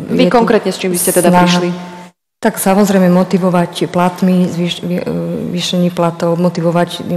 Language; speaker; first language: Slovak; native; Slovak